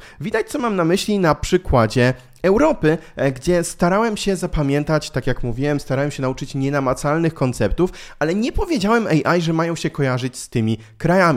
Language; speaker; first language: Polish; native; Polish